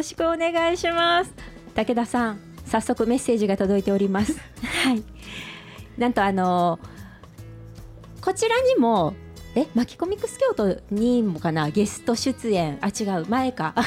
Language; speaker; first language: Japanese; native; Japanese